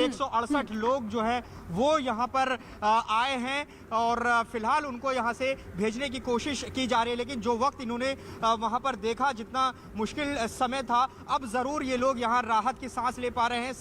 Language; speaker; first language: Hindi; native; Hindi